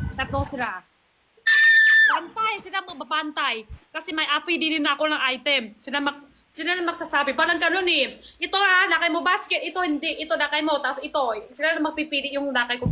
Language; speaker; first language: Filipino; non-native, learner; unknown